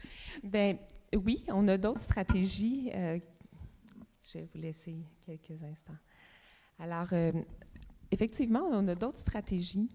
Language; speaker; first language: French; native; French